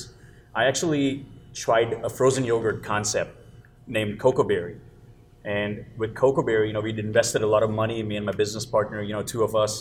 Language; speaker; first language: English; non-native, local second language; Gujarati